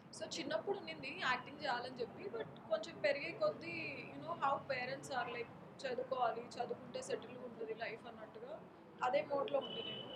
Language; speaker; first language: Telugu; non-native, local second language; Marathi